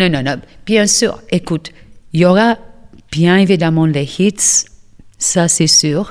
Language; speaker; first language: French; non-native, fluent; English